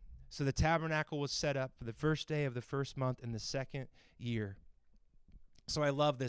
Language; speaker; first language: English; native; English